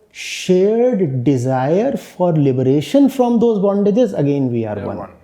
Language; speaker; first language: English; non-native, local second language; Hindi